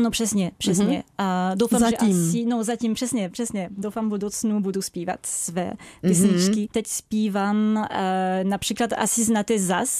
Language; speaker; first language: Czech; non-native, fluent; French